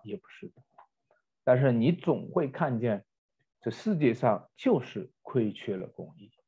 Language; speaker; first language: Chinese; native; Chinese